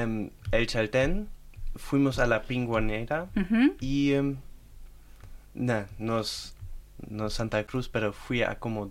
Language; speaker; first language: Spanish; non-native, fluent; German